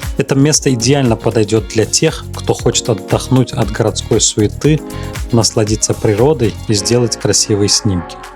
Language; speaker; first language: Russian; native; Russian